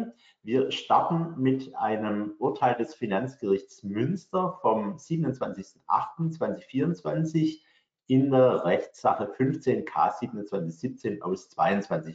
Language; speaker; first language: German; native; German